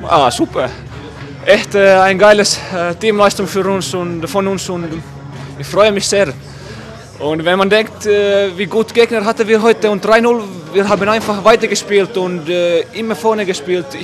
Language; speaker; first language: German; non-native, fluent; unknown